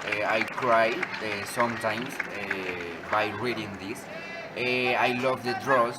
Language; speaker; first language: English; non-native, learner; Spanish